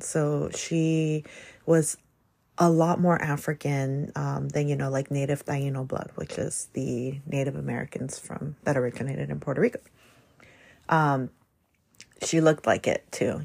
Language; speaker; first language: English; native; English